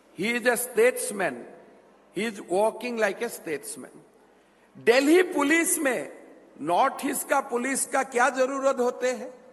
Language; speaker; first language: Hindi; non-native, local second language; Assamese